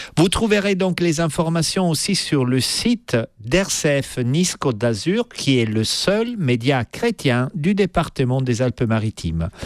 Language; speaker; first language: French; native; French